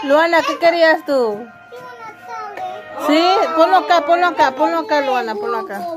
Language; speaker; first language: Spanish; native; Spanish